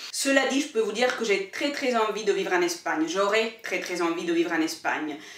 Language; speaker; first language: French; non-native, fluent; Italian